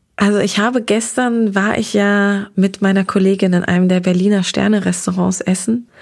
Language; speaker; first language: German; native; German